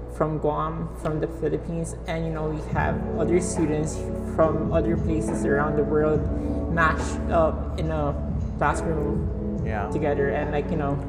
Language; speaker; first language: English; early bilingual, other home language; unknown